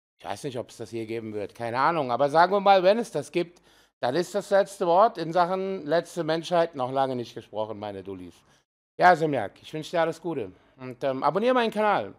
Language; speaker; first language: German; early bilingual, other home language; Serbian